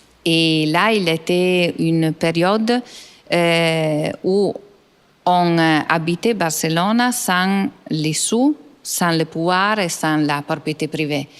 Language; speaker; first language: French; non-native, fluent; Italian